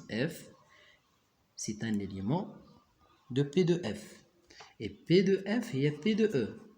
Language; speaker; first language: French; non-native, local second language; Arabic